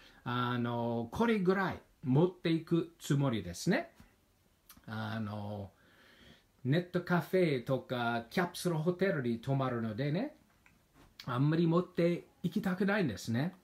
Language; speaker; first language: Japanese; non-native, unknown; English